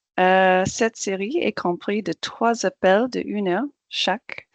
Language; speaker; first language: French; non-native, fluent; English